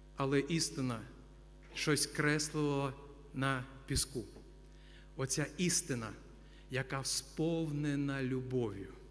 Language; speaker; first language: Ukrainian; non-native, local second language; Russian